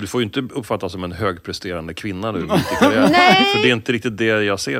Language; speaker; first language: Swedish; native; Swedish